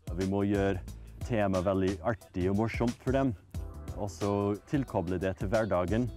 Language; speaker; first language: Norwegian; non-native, fluent; English